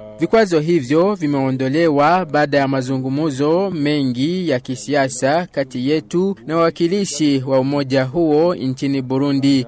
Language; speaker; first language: Swahili; non-native, local second language; Rundi